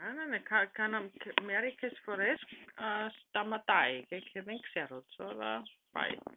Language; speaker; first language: Greek; non-native, learner; German